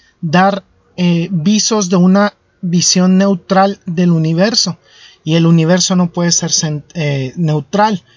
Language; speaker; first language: Spanish; native; Spanish